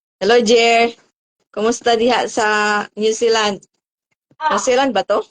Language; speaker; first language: Filipino; non-native, local second language; Cebuano